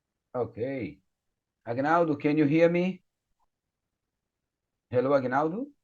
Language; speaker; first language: English; non-native, fluent; Portuguese